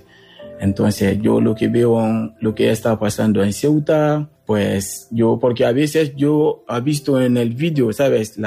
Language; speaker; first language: Spanish; non-native, learner; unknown